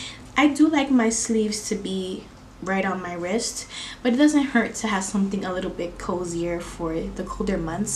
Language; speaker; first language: English; native; English